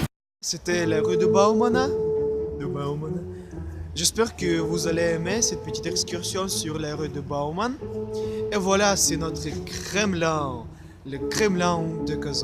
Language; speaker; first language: French; non-native, fluent; Russian